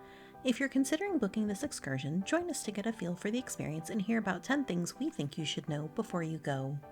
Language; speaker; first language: English; native; English